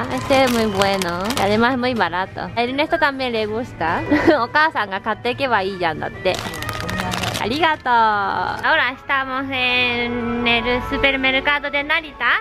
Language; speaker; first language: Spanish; non-native, learner; Japanese